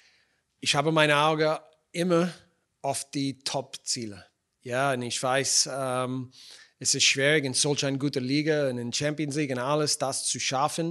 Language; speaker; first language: German; non-native, fluent; English